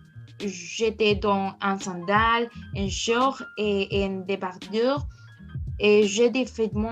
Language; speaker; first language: French; non-native, learner; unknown